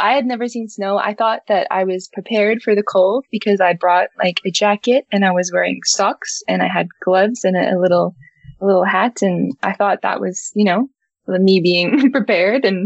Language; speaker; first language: English; native; English